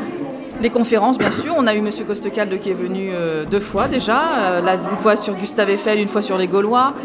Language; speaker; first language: French; native; French